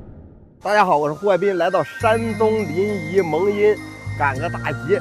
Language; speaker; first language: Chinese; native; Chinese